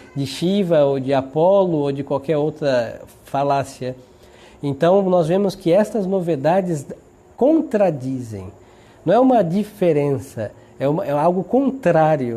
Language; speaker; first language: Portuguese; native; Portuguese